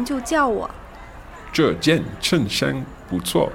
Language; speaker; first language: Chinese; non-native, learner; English